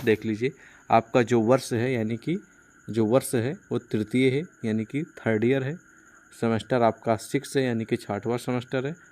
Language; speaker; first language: Hindi; non-native, local second language; Punjabi